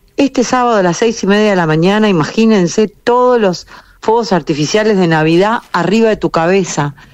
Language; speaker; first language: Spanish; native; Spanish